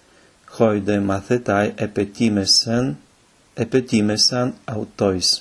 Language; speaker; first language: Greek; non-native, fluent; Ukrainian